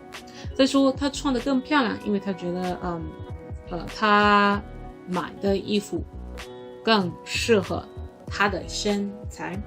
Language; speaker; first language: Chinese; non-native, learner; English